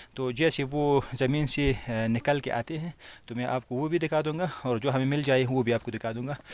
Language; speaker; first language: Hindi; non-native, fluent; Pashto